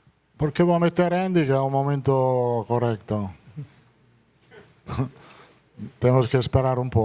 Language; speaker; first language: Portuguese; non-native, learner; Italian